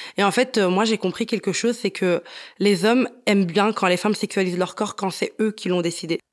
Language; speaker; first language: French; non-native, fluent; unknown